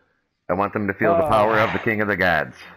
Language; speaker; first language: English; native; English